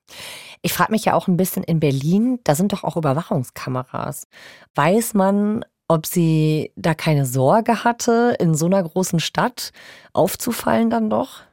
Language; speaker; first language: German; native; German